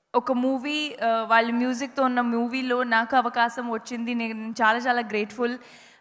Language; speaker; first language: Telugu; non-native, learner; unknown